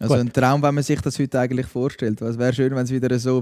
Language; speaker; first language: German; native; German